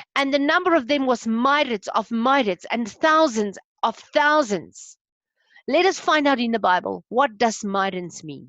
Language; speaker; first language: English; non-native, local second language; Afrikaans